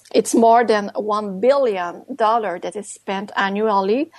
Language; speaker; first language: English; non-native, fluent; French